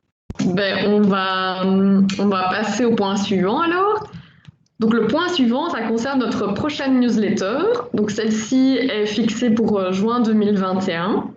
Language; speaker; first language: French; native; French